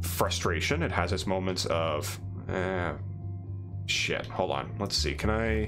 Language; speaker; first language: English; native; English